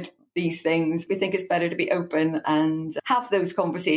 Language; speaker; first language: English; native; English